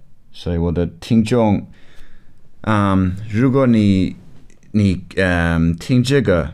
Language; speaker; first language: Chinese; non-native, fluent; English